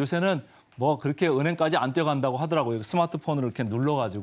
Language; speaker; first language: Korean; native; Korean